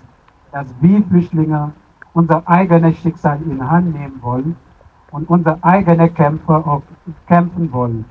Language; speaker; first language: German; non-native, fluent; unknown